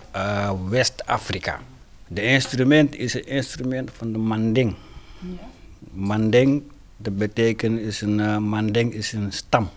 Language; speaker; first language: Dutch; non-native, learner; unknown